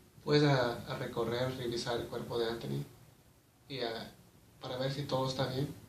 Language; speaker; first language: Spanish; early bilingual, heritage; Spanish